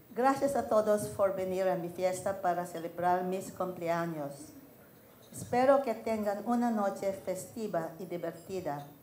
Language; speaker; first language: Spanish; non-native, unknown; Filipino